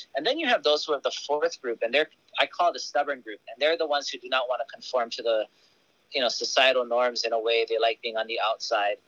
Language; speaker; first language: English; native; English